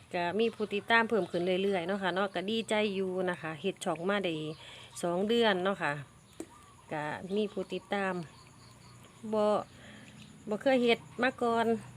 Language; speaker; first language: Thai; native; Thai